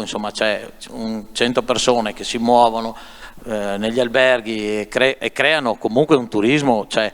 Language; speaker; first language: Italian; native; Italian